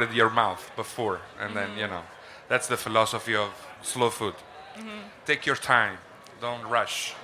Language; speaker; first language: English; non-native, fluent; Italian